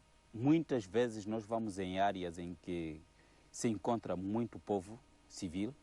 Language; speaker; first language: Portuguese; native; Portuguese